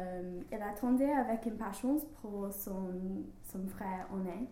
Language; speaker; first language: French; non-native, learner; English